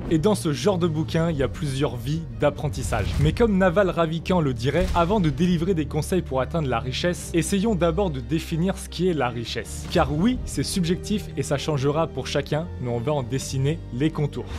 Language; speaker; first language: French; native; French